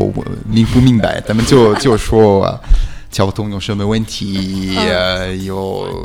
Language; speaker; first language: Chinese; non-native, fluent; French